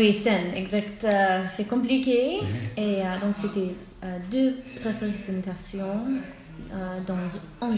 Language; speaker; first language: French; non-native, fluent; English